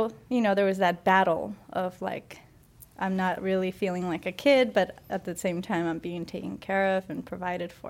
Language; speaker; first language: English; early bilingual, other home language; Spanish